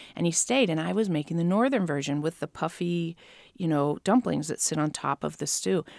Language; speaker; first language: English; native; English